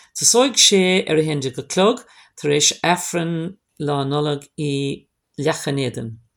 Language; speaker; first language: Irish; non-native, local second language; English